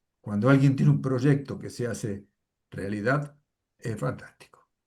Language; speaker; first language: Spanish; native; Spanish